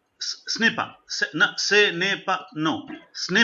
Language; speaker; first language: French; non-native, fluent; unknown